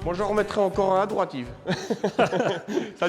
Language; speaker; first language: French; native; French